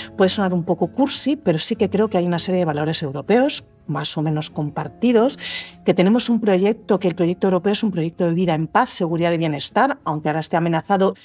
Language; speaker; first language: Spanish; native; Spanish